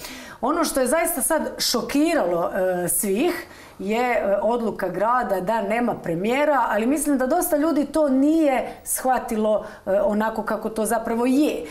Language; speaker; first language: Croatian; native; Croatian